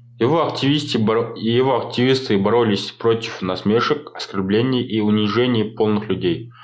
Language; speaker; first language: Russian; non-native, local second language; Kazakh